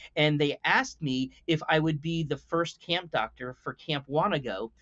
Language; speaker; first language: English; native; English